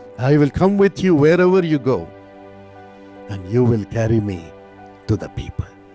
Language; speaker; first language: English; non-native, local second language; Tamil